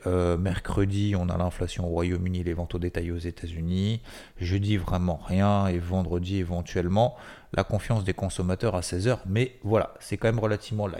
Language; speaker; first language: French; native; French